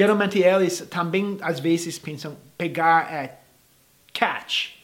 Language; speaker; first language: Portuguese; non-native, fluent; English